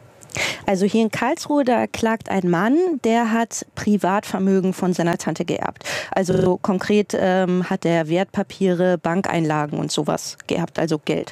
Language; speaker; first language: German; native; German